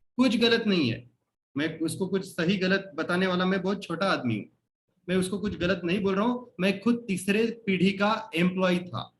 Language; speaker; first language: Hindi; non-native, local second language; Marathi